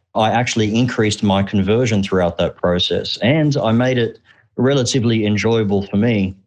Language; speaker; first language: English; early bilingual, other home language; Arabic